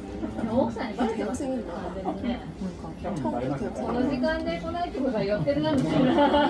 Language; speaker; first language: Japanese; native; Japanese